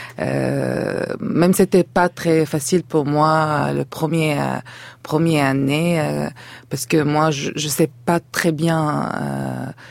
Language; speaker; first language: French; non-native, learner; Arabic